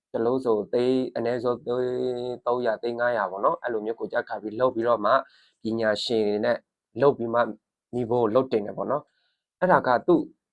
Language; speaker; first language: Burmese; non-native, local second language; S'gaw Karen